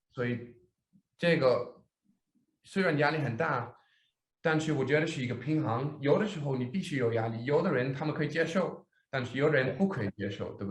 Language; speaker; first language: Chinese; non-native, fluent; Danish